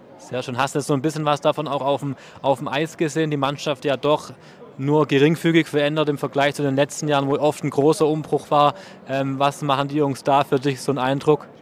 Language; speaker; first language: German; native; German